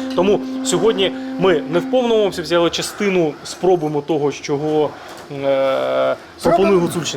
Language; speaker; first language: Ukrainian; native; Ukrainian